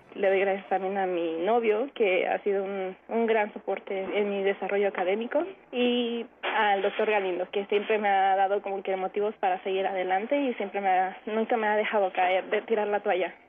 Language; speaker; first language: Spanish; native; Spanish